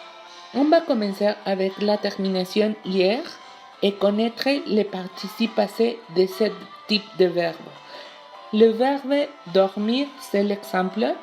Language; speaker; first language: French; non-native, learner; Spanish